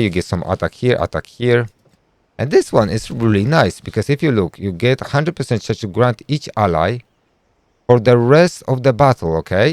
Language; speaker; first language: English; non-native, fluent; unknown